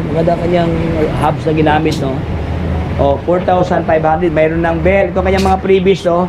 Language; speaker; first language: Filipino; native; Filipino